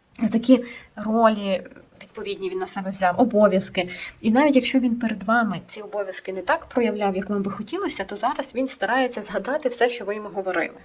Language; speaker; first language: Ukrainian; non-native, local second language; Russian